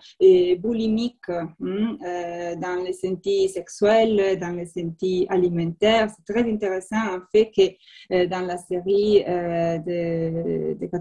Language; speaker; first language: French; non-native, learner; Italian